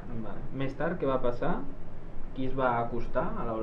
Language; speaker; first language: Catalan; native; Catalan